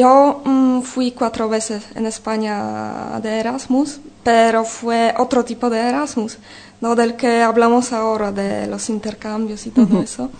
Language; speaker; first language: Spanish; non-native, fluent; Polish